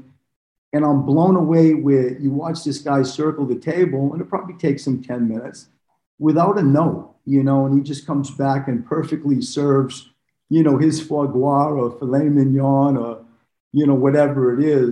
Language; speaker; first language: English; native; English